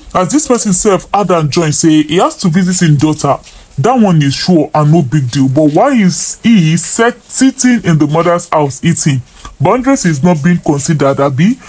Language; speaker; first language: Nigerian Pidgin; non-native, local second language; Yoruba